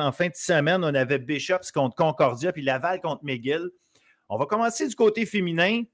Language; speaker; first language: French; native; French